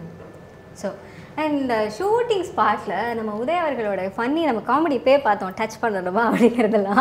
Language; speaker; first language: Tamil; native; Tamil